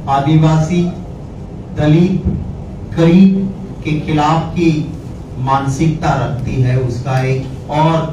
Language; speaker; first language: Hindi; non-native, local second language; Gujarati